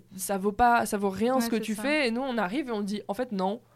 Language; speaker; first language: French; native; French